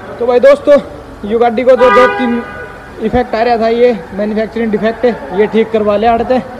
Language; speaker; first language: Hindi; native; Hindi